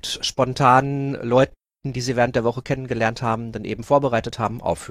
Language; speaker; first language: German; native; German